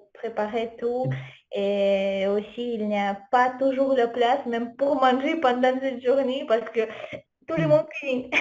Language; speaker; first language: French; non-native, fluent; Ukrainian